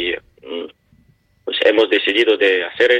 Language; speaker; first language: Spanish; non-native, learner; Ukrainian